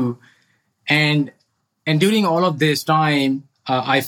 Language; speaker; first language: English; non-native, local second language; Hindi